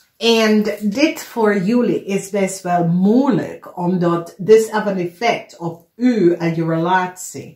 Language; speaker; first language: Dutch; non-native, fluent; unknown